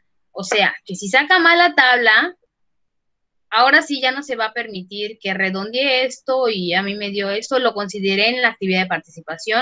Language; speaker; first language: Spanish; native; Spanish